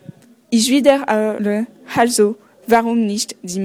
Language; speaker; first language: German; non-native, learner; French